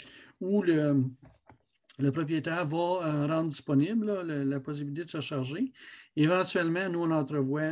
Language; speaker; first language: French; native; French